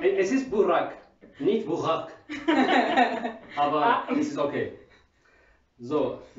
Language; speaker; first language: German; non-native, learner; Turkish